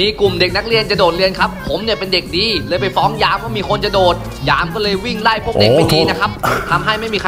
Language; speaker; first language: Thai; native; Thai